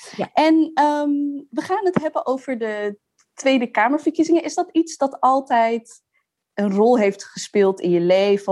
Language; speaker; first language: Dutch; early bilingual, other home language; Arabic